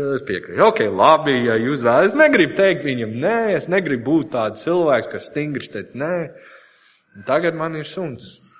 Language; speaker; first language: Latvian; non-native, fluent; English